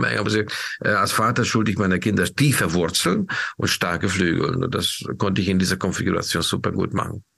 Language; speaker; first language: German; non-native, fluent; Hungarian